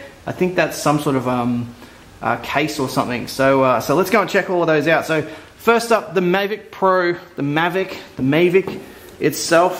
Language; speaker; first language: English; native; English